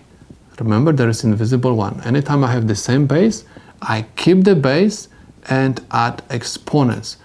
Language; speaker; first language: English; non-native, fluent; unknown